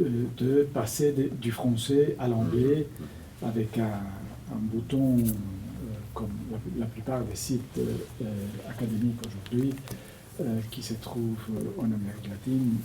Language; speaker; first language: French; non-native, fluent; Spanish